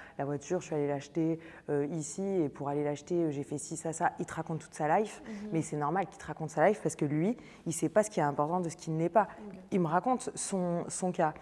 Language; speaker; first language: French; native; French